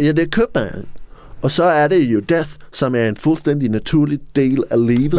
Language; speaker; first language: Danish; non-native, fluent; English